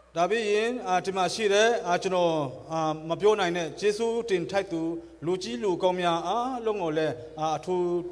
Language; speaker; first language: Burmese; non-native, local second language; Hakha Chin